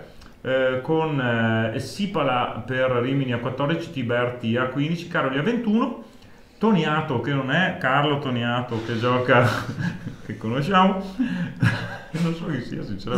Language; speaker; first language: Italian; native; Italian